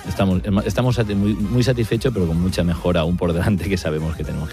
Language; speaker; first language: Spanish; native; Spanish